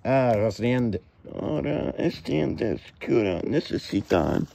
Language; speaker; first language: Spanish; non-native, learner; English